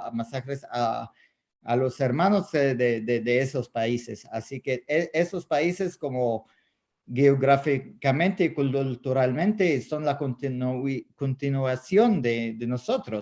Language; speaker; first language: Spanish; non-native, fluent; Arabic